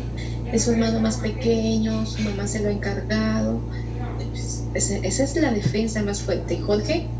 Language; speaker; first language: Spanish; native; Spanish